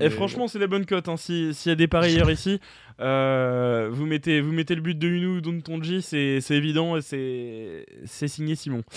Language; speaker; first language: French; native; French